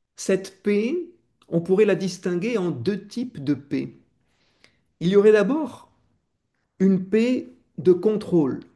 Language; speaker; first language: French; native; French